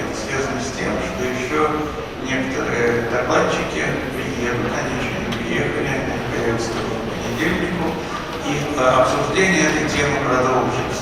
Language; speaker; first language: Russian; native; Russian